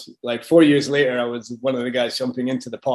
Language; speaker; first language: English; native; English